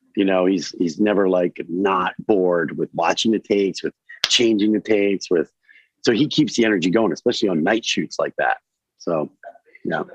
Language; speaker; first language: English; native; English